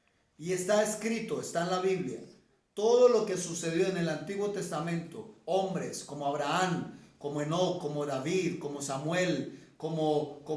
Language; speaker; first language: Spanish; native; Spanish